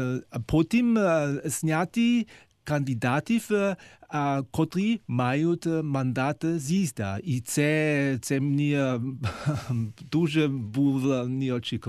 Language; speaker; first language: Ukrainian; non-native, fluent; German